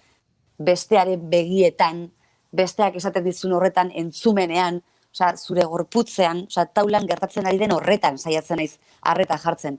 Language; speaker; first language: Basque; native; Basque